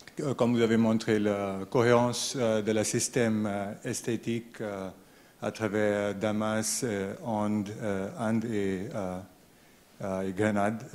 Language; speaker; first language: French; non-native, learner; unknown